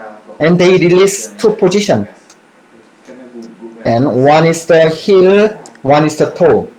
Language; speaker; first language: English; non-native, fluent; Korean